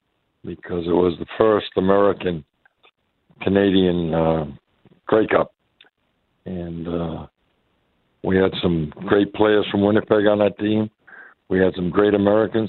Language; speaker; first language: English; native; English